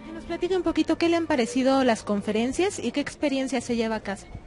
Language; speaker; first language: Spanish; native; Spanish